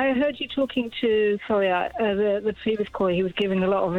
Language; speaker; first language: English; native; English